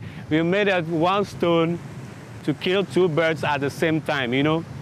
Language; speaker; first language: English; non-native, fluent; Ewe